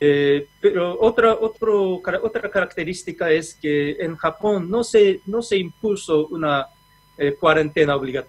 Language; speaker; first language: Spanish; non-native, fluent; Japanese